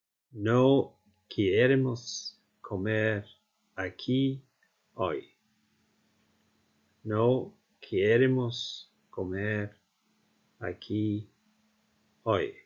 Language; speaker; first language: Spanish; non-native, fluent; Icelandic